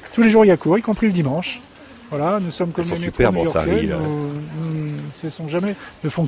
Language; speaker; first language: French; native; French